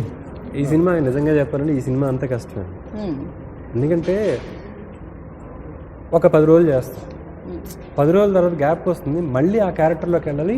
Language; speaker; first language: Telugu; native; Telugu